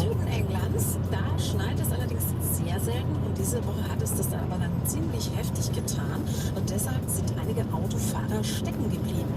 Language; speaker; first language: German; native; German